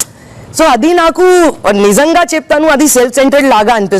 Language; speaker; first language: Telugu; non-native, fluent; Hindi